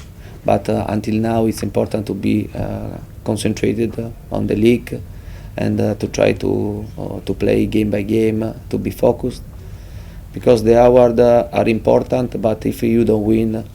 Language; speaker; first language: English; non-native, fluent; Italian